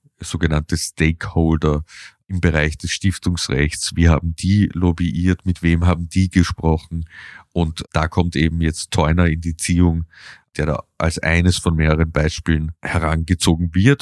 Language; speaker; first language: German; native; German